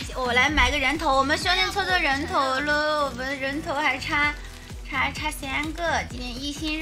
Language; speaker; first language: Chinese; native; Chinese